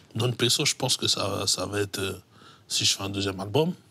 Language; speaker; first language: French; native; French